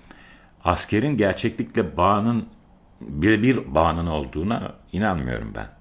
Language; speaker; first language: Turkish; native; Turkish